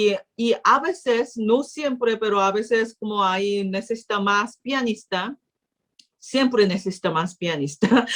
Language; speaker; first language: Spanish; non-native, learner; Korean